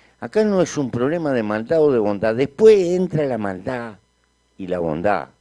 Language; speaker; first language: Spanish; native; Spanish